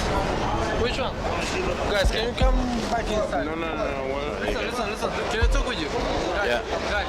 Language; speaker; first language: English; non-native, fluent; French